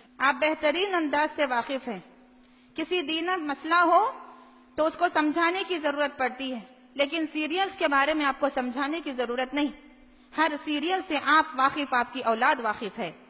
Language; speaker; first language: Urdu; native; Urdu